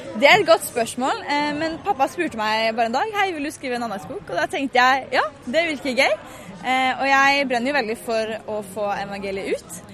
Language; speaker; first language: Norwegian; native; Norwegian